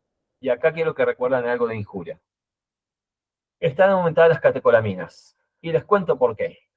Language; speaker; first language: Spanish; native; Spanish